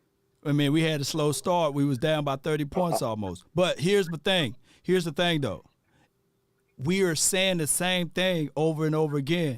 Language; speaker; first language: English; native; English